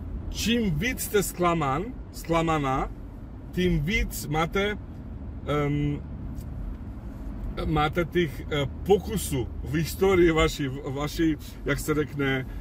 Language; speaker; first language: Czech; non-native, fluent; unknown